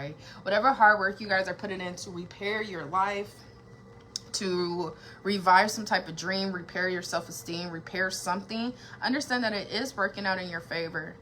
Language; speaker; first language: English; native; English